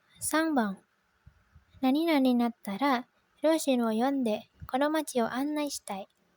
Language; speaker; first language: Japanese; non-native, learner; Indonesian